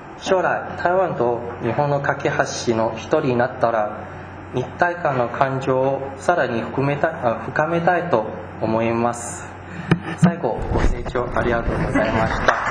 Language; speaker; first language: Japanese; non-native, fluent; Chinese